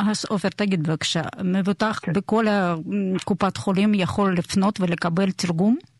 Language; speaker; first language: Hebrew; non-native, fluent; Russian